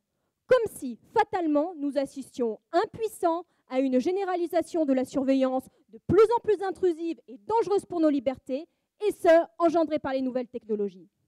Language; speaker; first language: French; native; French